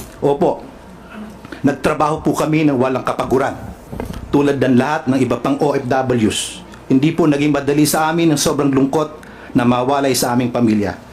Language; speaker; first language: Filipino; non-native, local second language; Cebuano